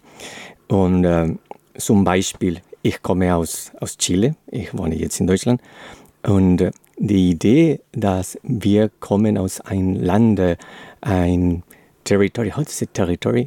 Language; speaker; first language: German; non-native, learner; Spanish